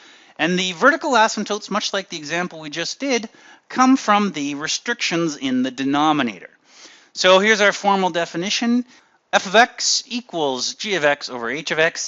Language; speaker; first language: English; native; English